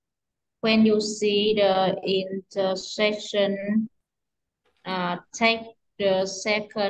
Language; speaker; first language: English; non-native, learner; Vietnamese